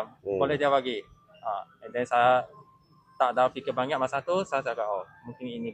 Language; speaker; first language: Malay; non-native, local second language; Chinese